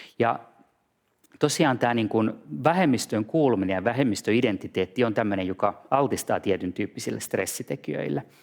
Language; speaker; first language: Finnish; non-native, local second language; Swedish